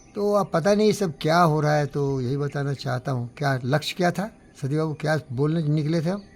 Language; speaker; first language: Hindi; non-native, local second language; Bangla